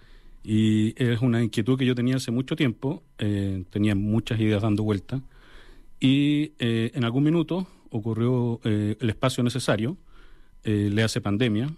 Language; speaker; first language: Spanish; native; Spanish